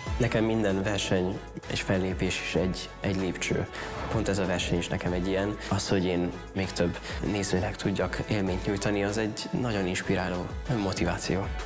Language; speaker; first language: Hungarian; native; Hungarian